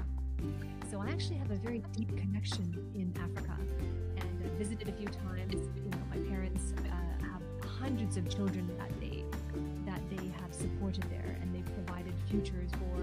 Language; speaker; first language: English; non-native, local second language; Cantonese